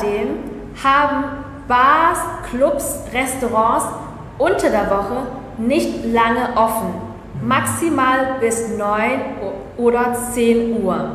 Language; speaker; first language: German; early bilingual, other home language; Vietnamese